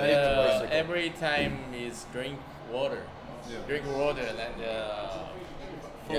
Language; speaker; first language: English; non-native, learner; Japanese